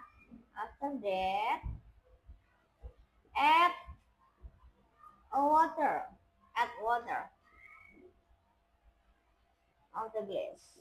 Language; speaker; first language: English; non-native, learner; Indonesian